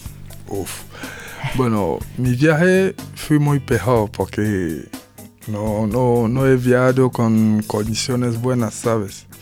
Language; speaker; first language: Spanish; non-native, learner; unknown